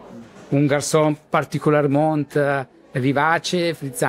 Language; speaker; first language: French; non-native, learner; Italian